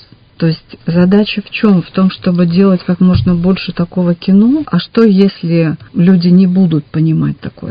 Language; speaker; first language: Russian; native; Russian